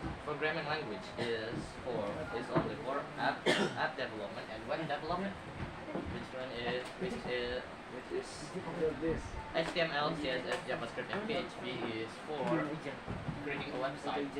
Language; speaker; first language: English; non-native, learner; Indonesian